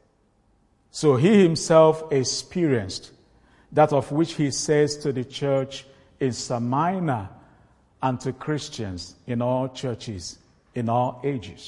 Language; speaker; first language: English; non-native, local second language; Igbo